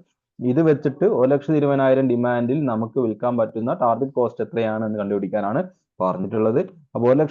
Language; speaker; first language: Malayalam; native; Malayalam